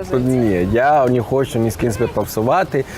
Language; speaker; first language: Ukrainian; non-native, fluent; Spanish